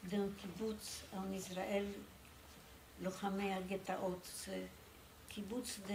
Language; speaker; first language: French; non-native, fluent; Polish